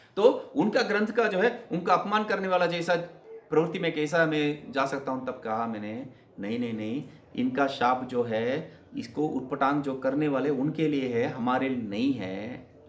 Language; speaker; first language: Hindi; non-native, local second language; Kannada